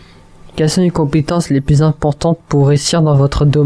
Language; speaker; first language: French; native; French